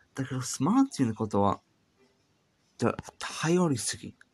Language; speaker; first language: Japanese; non-native, learner; English